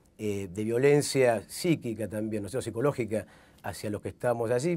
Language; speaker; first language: Spanish; native; Spanish